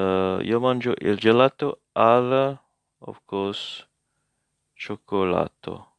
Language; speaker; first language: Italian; non-native, learner; English